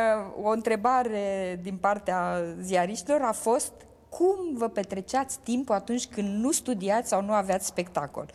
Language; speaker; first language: Romanian; native; Romanian